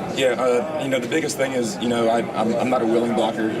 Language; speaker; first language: English; native; English